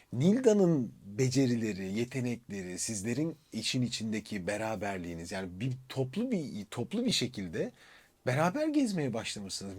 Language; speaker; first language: Turkish; native; Turkish